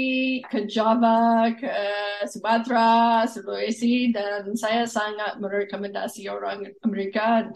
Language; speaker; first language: Indonesian; non-native, fluent; English